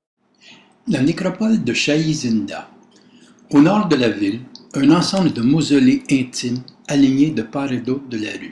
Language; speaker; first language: French; native; French